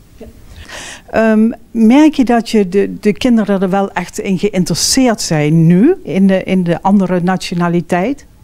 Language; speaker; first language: Dutch; native; Dutch